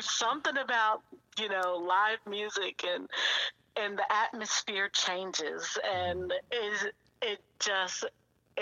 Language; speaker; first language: English; native; English